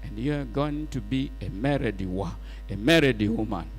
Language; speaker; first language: English; non-native, local second language; Swahili